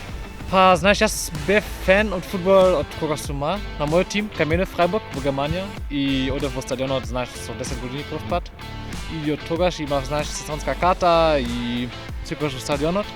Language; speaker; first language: Macedonian; non-native, learner; German